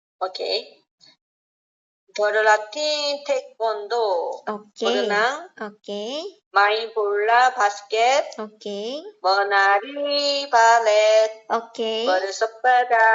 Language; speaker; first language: Indonesian; non-native, learner; Korean